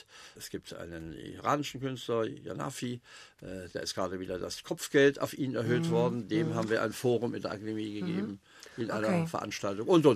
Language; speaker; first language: German; native; German